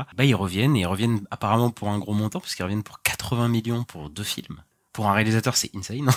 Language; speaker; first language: French; native; French